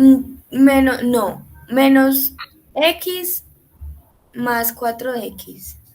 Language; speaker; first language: Spanish; native; Spanish